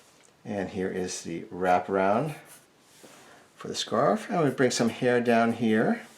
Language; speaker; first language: English; native; English